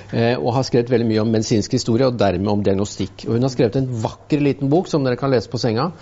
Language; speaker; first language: Norwegian; native; Norwegian